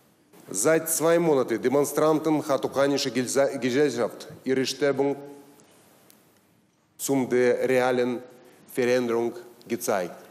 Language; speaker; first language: German; non-native, learner; Russian